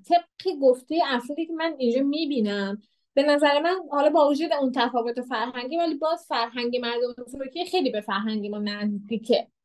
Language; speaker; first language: Persian; native; Persian